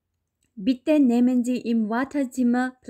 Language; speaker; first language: German; non-native, fluent; Uyghur